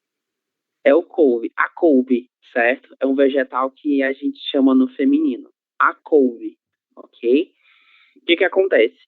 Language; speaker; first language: Portuguese; native; Portuguese